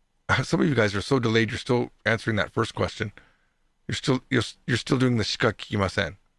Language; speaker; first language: English; native; English